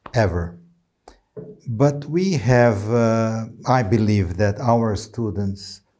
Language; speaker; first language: English; non-native, fluent; Portuguese